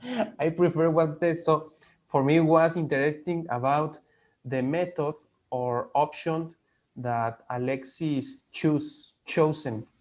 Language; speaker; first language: English; non-native, learner; Spanish